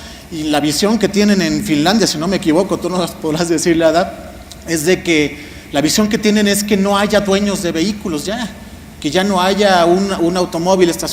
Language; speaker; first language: Spanish; native; Spanish